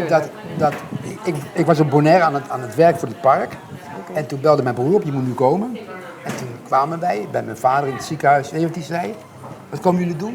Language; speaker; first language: Dutch; native; Dutch